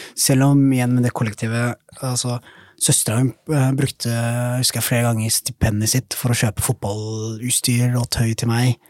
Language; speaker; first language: Norwegian; early bilingual, other home language; Somali